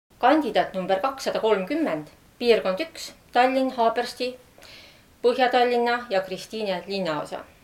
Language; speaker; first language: Estonian; native; Estonian